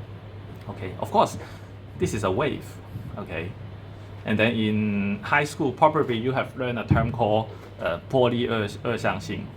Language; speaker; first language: English; non-native, fluent; Chinese